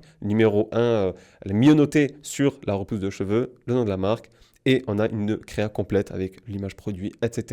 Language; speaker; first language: French; native; French